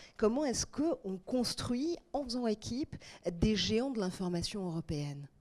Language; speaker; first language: French; native; French